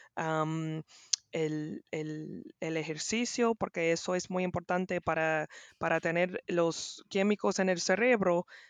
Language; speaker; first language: Spanish; non-native, learner; English